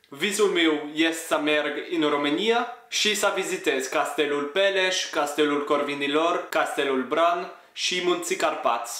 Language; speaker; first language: Romanian; non-native, learner; French